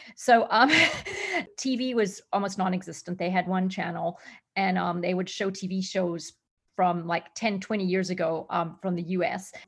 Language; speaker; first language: English; native; English